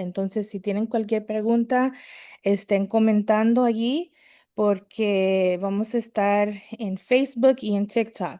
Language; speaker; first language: Spanish; early bilingual, heritage; Spanish